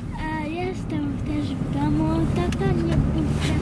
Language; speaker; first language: Polish; early bilingual, heritage; Polish